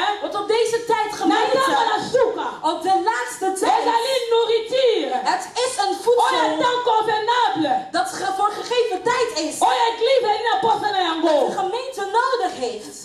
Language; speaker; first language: Dutch; non-native, learner; French